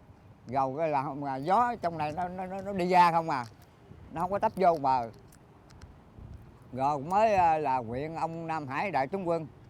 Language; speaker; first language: Vietnamese; native; Vietnamese